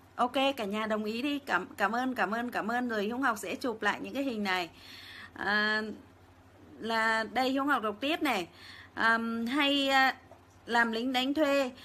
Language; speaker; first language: Vietnamese; native; Vietnamese